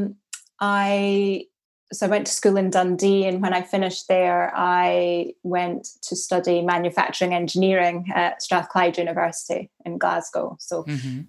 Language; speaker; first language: English; native; English